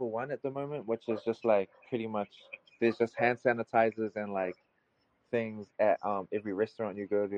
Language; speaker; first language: English; native; English